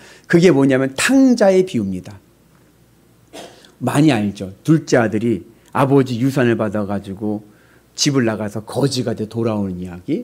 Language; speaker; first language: Korean; native; Korean